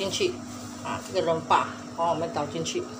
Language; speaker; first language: Chinese; native; Chinese